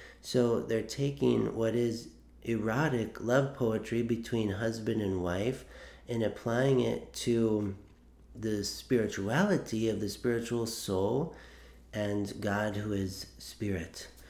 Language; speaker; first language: English; native; English